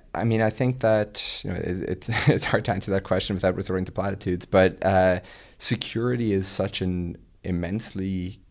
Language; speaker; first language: English; native; English